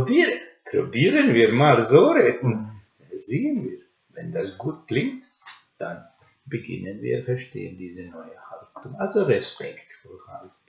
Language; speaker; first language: German; non-native, learner; Finnish